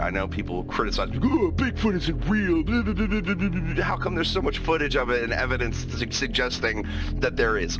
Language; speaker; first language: English; native; English